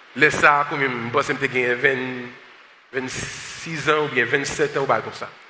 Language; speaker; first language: French; non-native, local second language; Haitian Creole